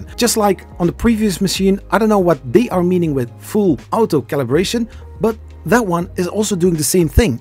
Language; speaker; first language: English; non-native, fluent; Dutch